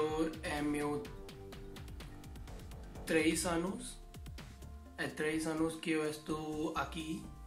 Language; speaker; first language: Portuguese; non-native, learner; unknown